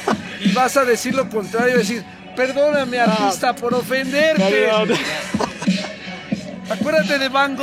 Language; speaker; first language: Spanish; native; Spanish